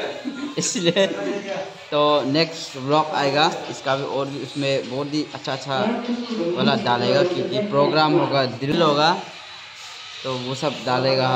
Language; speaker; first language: Hindi; non-native, local second language; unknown